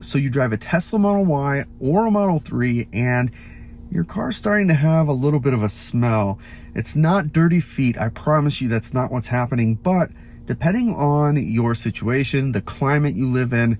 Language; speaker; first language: English; native; English